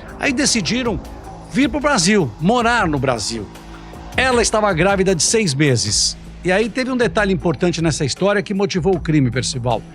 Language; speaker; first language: Portuguese; early bilingual, other home language; Italian